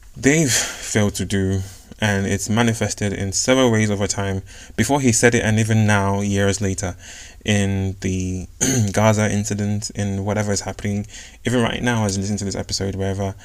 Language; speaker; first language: English; non-native, local second language; Yoruba